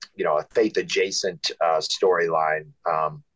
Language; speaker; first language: English; native; English